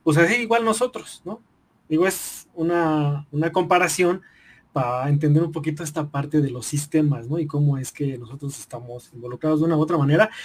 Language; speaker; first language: Spanish; native; Spanish